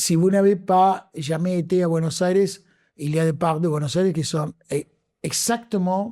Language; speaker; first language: French; non-native, fluent; Spanish